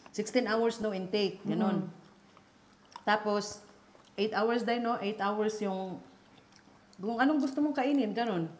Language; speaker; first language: Filipino; non-native, local second language; Cebuano